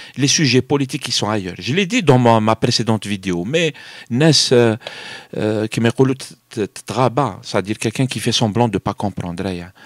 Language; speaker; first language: French; non-native, local second language; Arabic